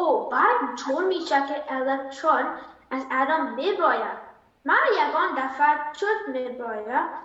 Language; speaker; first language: Persian; early bilingual, heritage; Persian